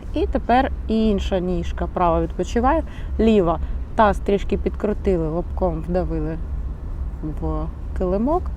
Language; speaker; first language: Ukrainian; non-native, local second language; Russian